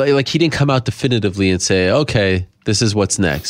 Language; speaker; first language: English; native; English